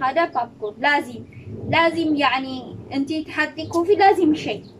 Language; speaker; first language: Arabic; non-native, learner; Amharic